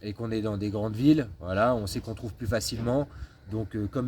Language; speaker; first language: French; native; French